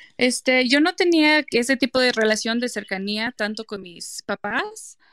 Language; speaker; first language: Spanish; non-native, fluent; English